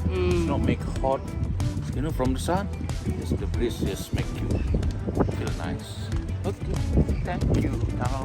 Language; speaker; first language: English; non-native, learner; Indonesian